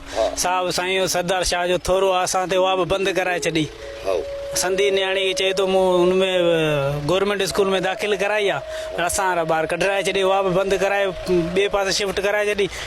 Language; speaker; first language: Sindhi; non-native, local second language; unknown